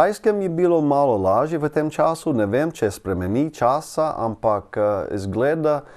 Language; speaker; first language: Slovenian; non-native, learner; English